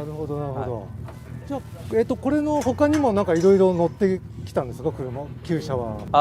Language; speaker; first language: Japanese; native; Japanese